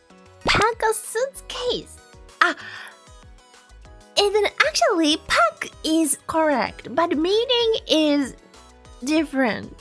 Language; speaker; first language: English; non-native, learner; Japanese